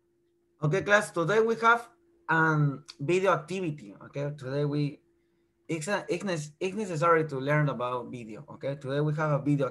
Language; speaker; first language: English; non-native, fluent; Spanish